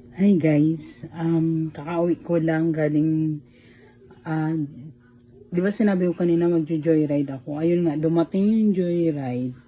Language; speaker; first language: Filipino; native; Filipino